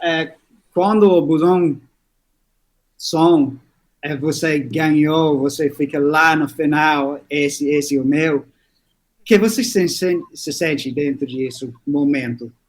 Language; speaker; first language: Portuguese; non-native, learner; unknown